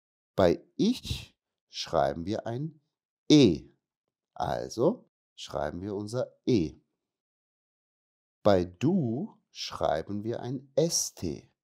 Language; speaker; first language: German; non-native, fluent; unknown